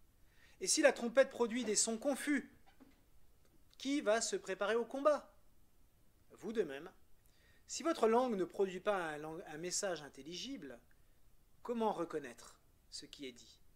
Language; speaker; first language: French; native; French